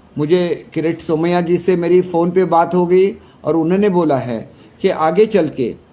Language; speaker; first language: Hindi; non-native, local second language; Marathi